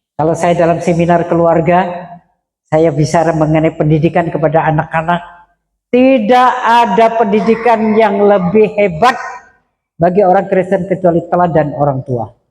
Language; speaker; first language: Indonesian; non-native, local second language; Madurese